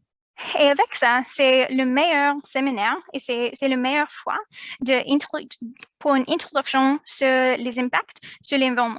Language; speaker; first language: French; non-native, learner; English